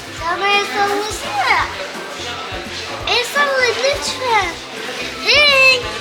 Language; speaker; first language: Turkish; early bilingual, other home language; Persian